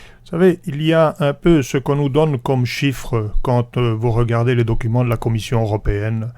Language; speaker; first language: French; native; French